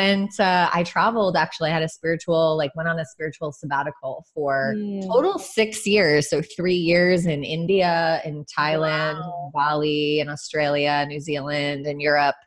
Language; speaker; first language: English; native; English